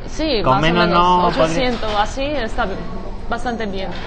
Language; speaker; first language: Spanish; non-native, fluent; Georgian